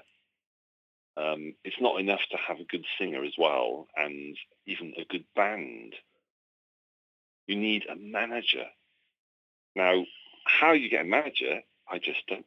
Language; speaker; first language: English; native; English